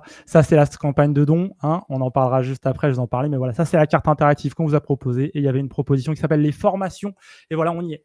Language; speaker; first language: French; native; French